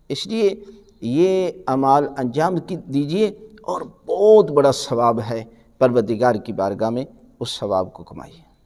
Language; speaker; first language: Urdu; native; Urdu